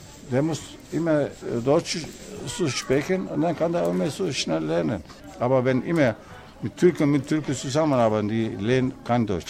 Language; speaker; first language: German; non-native, learner; Turkish